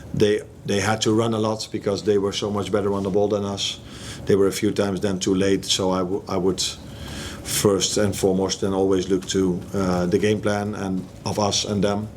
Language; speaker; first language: English; non-native, fluent; Dutch